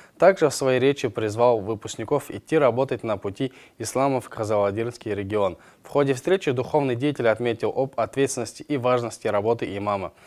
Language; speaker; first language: Russian; non-native, local second language; Kazakh